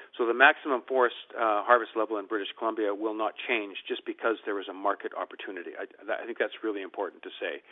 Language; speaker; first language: English; native; English